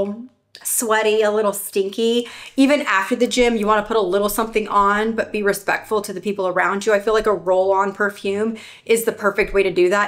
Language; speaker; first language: English; native; English